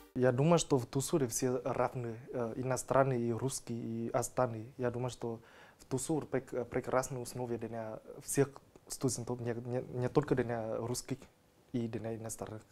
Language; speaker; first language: Russian; non-native, learner; Vietnamese